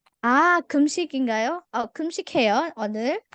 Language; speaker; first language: Korean; non-native, fluent; Indonesian